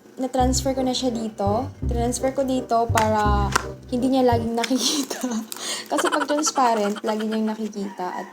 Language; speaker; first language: Filipino; non-native, local second language; Cebuano